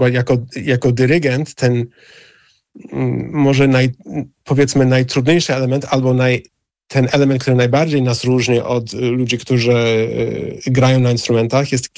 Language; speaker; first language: Polish; non-native, fluent; English